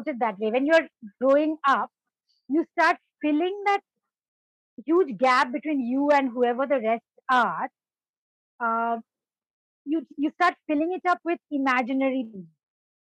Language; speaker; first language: English; non-native, local second language; Bangla